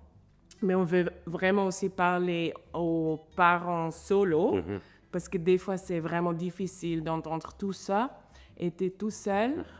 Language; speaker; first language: French; non-native, fluent; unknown